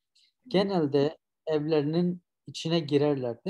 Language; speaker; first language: Turkish; native; Turkish